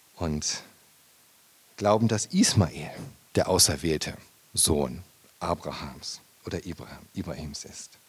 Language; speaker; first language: German; native; German